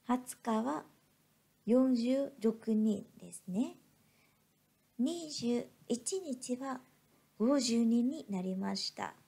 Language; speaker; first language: Japanese; non-native, fluent; Vietnamese